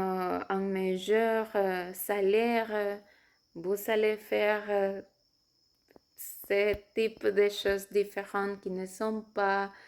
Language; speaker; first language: French; non-native, fluent; Spanish